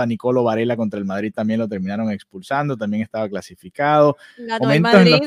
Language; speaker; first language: Spanish; native; Spanish